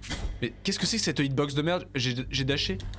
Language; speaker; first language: French; native; French